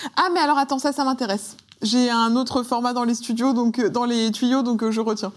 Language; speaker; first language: French; native; French